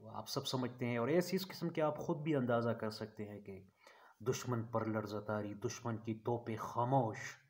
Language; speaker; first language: Urdu; non-native, local second language; Pashto